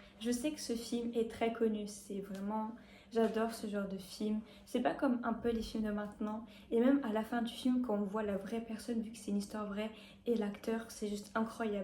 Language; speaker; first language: French; native; French